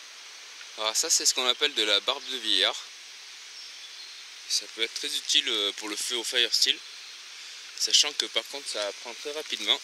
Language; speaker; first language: French; native; French